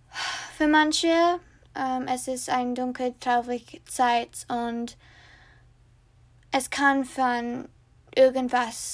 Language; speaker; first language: German; non-native, learner; English